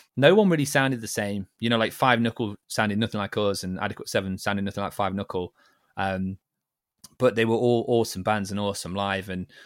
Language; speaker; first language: English; native; English